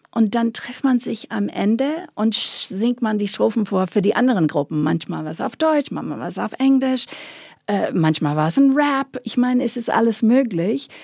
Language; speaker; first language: German; non-native, fluent; English